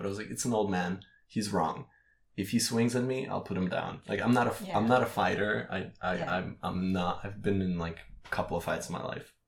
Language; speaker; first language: English; non-native, fluent; Russian